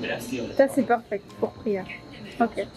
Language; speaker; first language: French; native; French